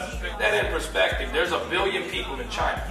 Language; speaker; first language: English; native; English